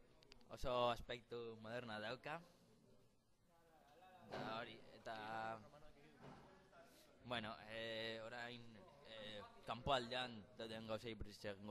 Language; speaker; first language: Basque; non-native, local second language; Spanish